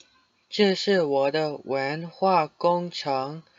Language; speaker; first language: Chinese; non-native, learner; English